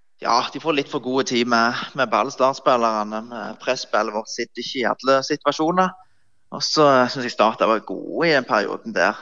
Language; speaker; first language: Norwegian; native; Norwegian